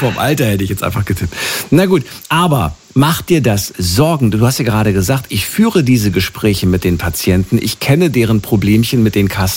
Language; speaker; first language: German; native; German